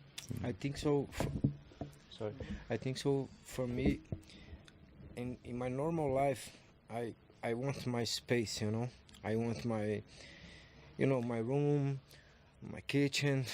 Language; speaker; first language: English; non-native, learner; Portuguese